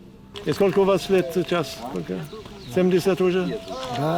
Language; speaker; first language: Russian; non-native, learner; English